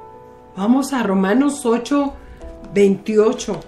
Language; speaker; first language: Spanish; native; Spanish